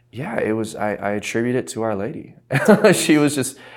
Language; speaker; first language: English; early bilingual, other home language; Korean